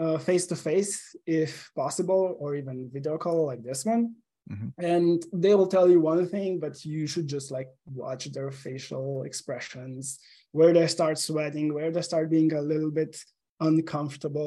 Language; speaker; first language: English; non-native, fluent; Slovenian